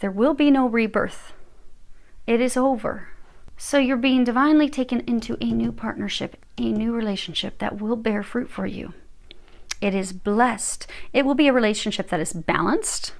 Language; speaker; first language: English; native; English